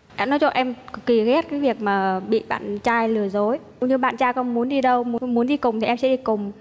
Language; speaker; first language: Vietnamese; native; Vietnamese